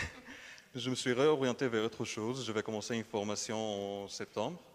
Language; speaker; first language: French; non-native, fluent; Arabic